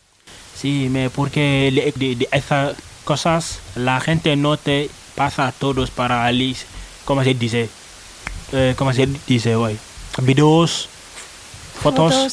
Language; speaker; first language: Spanish; non-native, learner; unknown